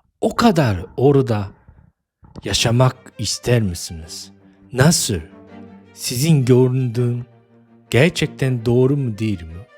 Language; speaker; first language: Turkish; non-native, fluent; Japanese